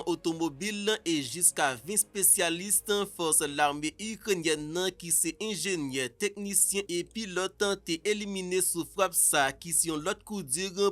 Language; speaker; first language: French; non-native, local second language; Haitian Creole